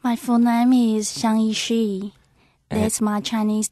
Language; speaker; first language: English; non-native, learner; Chinese